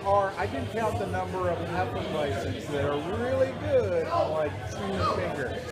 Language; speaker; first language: English; native; English